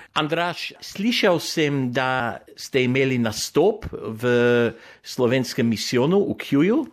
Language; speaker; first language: Slovenian; early bilingual, heritage; Slovenian